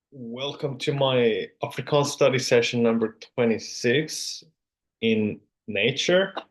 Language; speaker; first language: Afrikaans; non-native, learner; Finnish